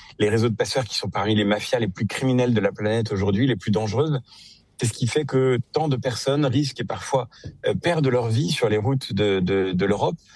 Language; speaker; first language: French; native; French